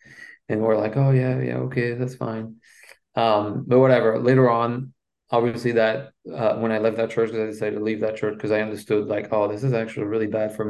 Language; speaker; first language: English; non-native, fluent; French